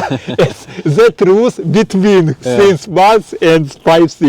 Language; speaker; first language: English; non-native, learner; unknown